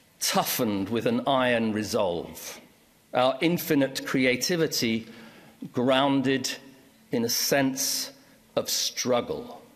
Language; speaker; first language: English; native; English